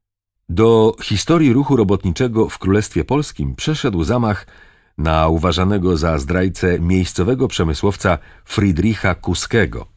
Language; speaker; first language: Polish; native; Polish